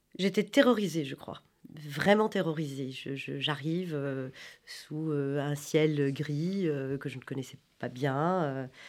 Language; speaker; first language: French; non-native, local second language; Arabic